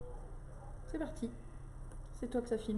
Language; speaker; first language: French; native; French